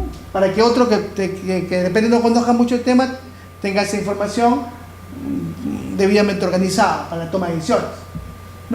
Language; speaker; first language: Spanish; native; Spanish